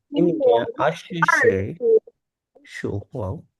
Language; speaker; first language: Chinese; non-native, learner; Burmese